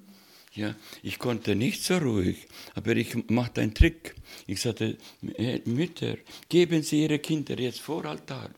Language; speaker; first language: German; non-native, fluent; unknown